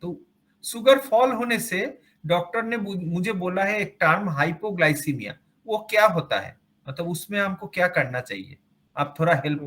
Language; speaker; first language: Hindi; non-native, local second language; Bangla